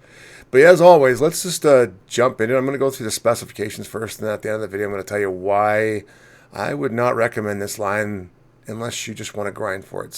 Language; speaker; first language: English; native; English